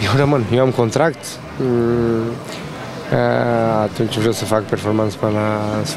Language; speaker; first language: Romanian; non-native, learner; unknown